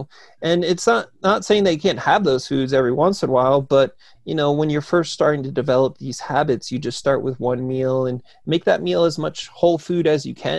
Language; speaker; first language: English; native; English